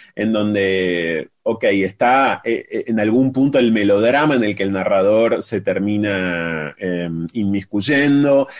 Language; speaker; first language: Spanish; native; Spanish